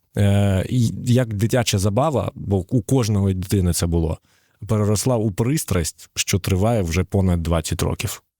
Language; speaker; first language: Ukrainian; native; Ukrainian